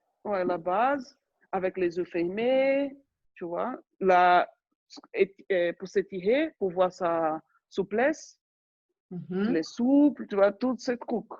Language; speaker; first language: French; non-native, fluent; Portuguese